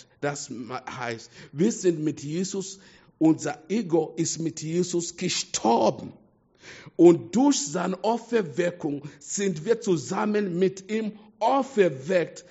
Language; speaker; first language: German; non-native, fluent; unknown